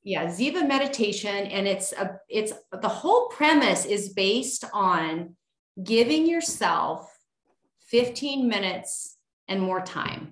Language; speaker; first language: English; native; English